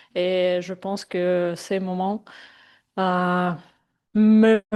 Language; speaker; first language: French; non-native, fluent; Russian